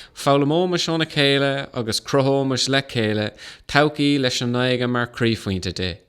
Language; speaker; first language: Irish; non-native, local second language; English